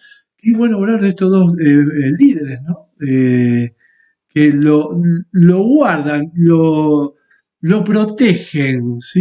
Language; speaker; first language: Spanish; native; Spanish